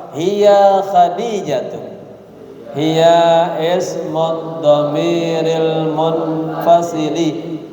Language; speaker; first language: Arabic; non-native, fluent; Indonesian